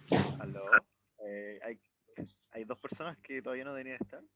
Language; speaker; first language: Spanish; native; Spanish